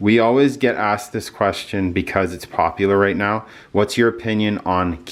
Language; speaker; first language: English; native; English